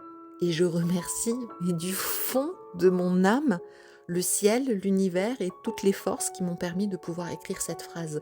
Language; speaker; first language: French; native; French